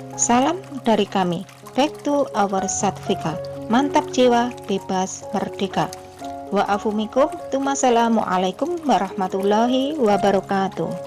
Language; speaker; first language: Indonesian; native; Indonesian